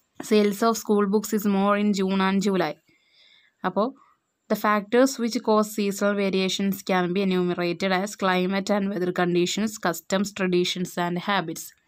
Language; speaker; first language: English; non-native, local second language; Malayalam